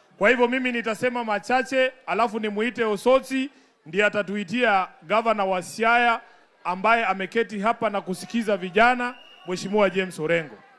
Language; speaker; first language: Swahili; non-native, local second language; Luyia